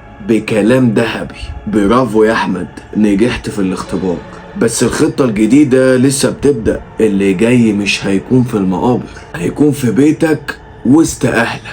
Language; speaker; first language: Arabic; native; Arabic